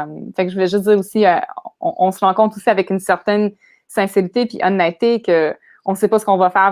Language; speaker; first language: French; native; French